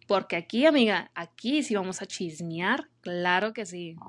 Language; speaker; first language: Spanish; early bilingual, other home language; English